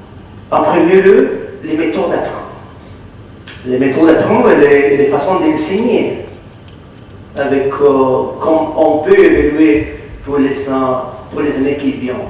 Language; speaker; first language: French; non-native, fluent; Catalan